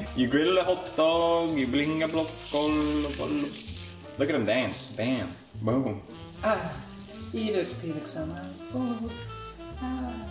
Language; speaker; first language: English; non-native, fluent; Swedish